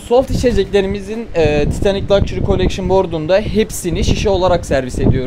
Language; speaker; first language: Turkish; native; Turkish